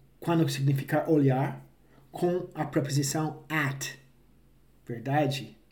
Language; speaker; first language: Portuguese; non-native, fluent; English